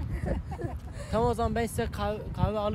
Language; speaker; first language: Turkish; native; Turkish